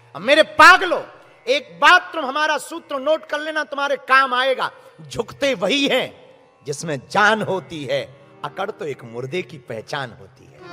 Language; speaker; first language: Hindi; native; Hindi